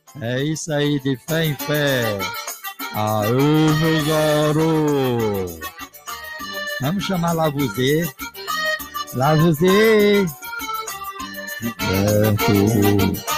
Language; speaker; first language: Portuguese; native; Portuguese